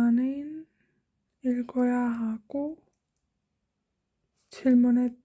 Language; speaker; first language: Korean; non-native, learner; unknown